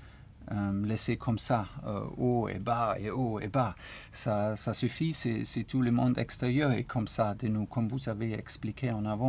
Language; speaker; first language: French; non-native, learner; German